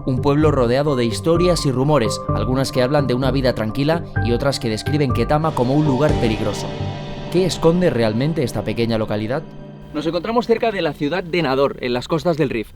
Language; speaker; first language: Spanish; native; Spanish